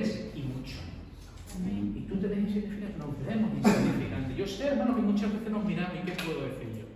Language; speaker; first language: Spanish; native; Spanish